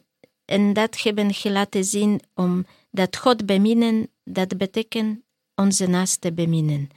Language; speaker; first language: Dutch; non-native, learner; Polish